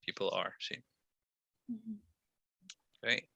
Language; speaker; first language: English; non-native, fluent; Spanish